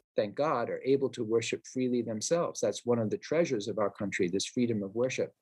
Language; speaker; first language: English; native; English